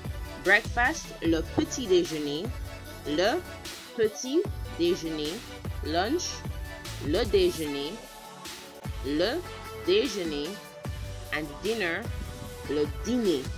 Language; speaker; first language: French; non-native, fluent; English